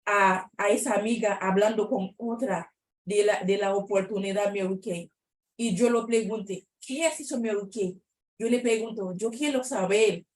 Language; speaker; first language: Spanish; non-native, learner; Haitian Creole